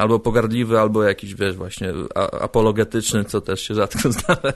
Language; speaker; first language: Polish; native; Polish